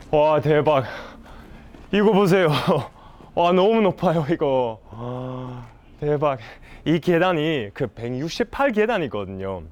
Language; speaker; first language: Korean; non-native, fluent; English